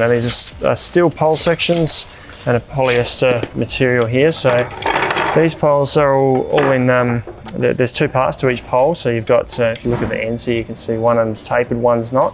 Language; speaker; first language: English; native; English